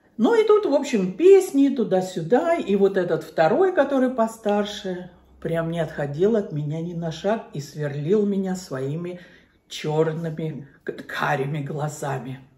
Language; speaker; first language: Russian; native; Russian